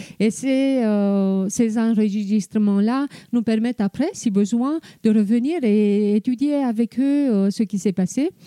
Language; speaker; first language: French; non-native, fluent; Romanian